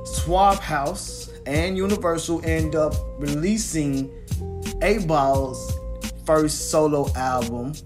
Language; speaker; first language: English; native; English